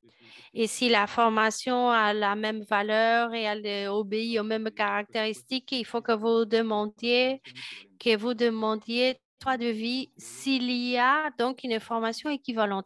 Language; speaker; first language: French; non-native, fluent; Spanish